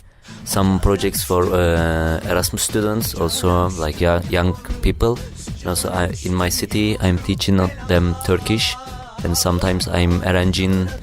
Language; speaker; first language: English; non-native, learner; Turkish